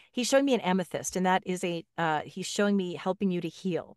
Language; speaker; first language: English; native; English